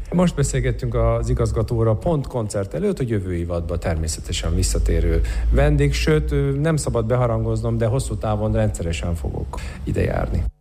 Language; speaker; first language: Hungarian; non-native, fluent; Turkish